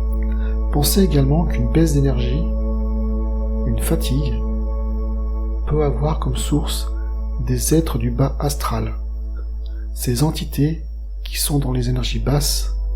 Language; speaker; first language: French; native; French